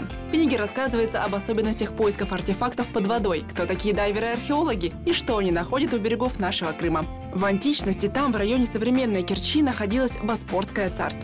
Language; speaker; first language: Russian; native; Russian